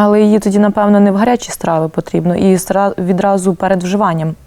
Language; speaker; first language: Ukrainian; native; Ukrainian